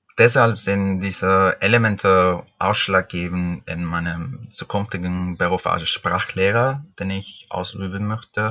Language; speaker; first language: German; non-native, fluent; Spanish